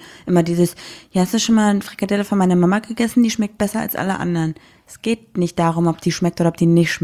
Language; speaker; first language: German; native; German